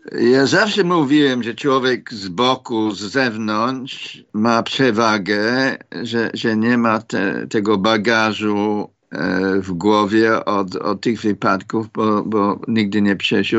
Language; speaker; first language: Polish; non-native, fluent; English